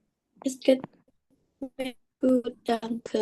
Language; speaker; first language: German; non-native, learner; Indonesian